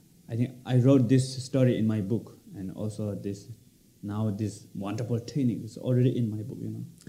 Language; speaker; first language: English; non-native, local second language; Tibetan